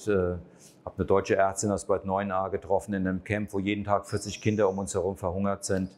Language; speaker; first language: German; native; German